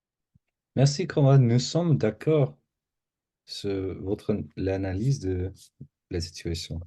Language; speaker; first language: French; non-native, learner; English